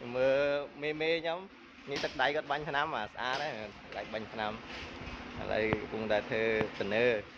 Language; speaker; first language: Khmer; native; Khmer